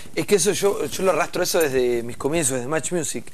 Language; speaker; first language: Spanish; native; Spanish